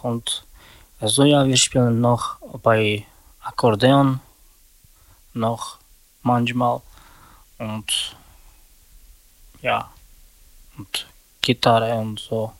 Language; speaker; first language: German; non-native, learner; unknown